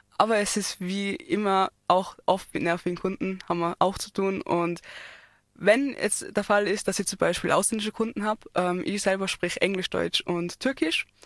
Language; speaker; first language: German; early bilingual, other home language; Turkish